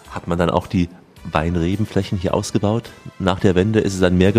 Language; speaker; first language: German; native; German